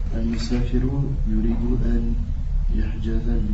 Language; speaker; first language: Arabic; non-native, learner; French